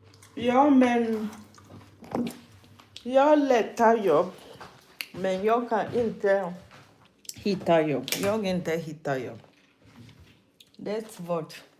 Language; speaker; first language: Swedish; non-native, learner; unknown